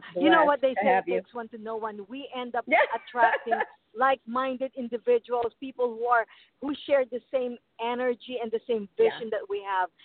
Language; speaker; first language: English; non-native, local second language; Filipino